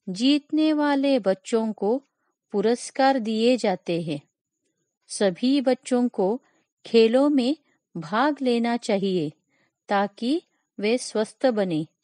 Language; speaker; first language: Hindi; non-native, local second language; Kannada